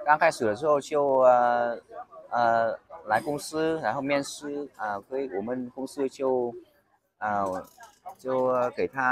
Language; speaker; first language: Chinese; non-native, fluent; Vietnamese